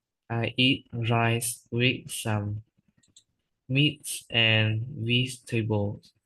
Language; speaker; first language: English; non-native, learner; Vietnamese